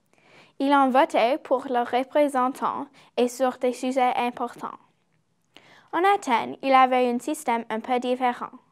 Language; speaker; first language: French; non-native, learner; English